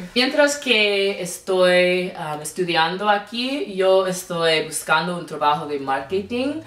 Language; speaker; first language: Spanish; non-native, learner; English